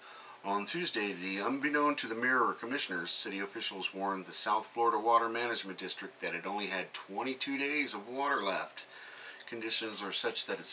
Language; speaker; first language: English; native; English